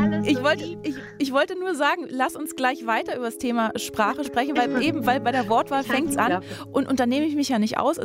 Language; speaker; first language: German; native; German